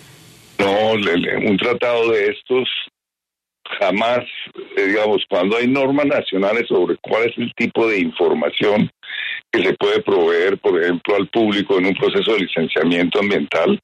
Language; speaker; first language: Spanish; native; Spanish